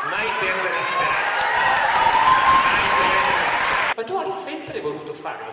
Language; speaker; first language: Italian; native; Italian